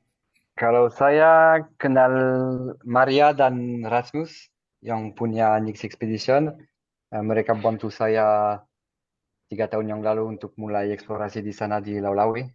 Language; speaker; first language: Indonesian; non-native, fluent; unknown